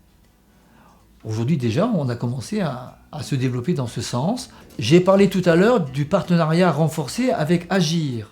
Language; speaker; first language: French; native; French